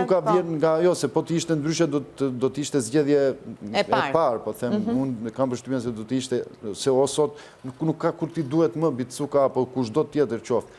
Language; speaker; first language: Albanian; native; Albanian